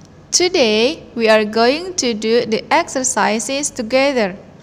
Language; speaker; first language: English; non-native, fluent; Indonesian